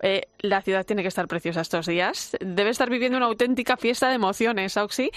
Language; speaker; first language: Spanish; native; Spanish